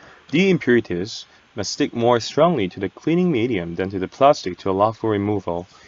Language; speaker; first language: English; non-native, fluent; Korean